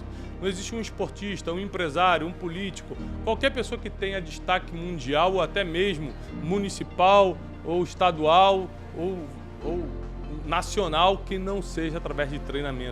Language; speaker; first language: Portuguese; native; Portuguese